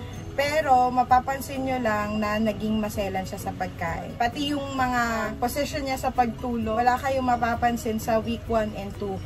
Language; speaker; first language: Filipino; native; Filipino